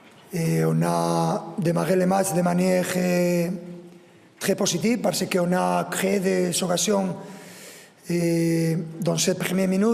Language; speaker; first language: French; non-native, fluent; Spanish